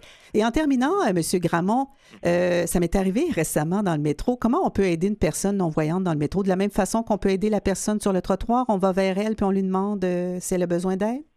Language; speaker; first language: French; native; French